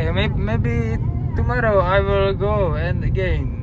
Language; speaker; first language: English; non-native, learner; Czech